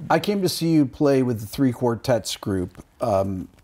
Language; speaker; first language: English; native; English